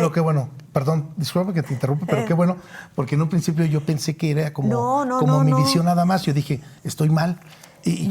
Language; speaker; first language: Spanish; native; Spanish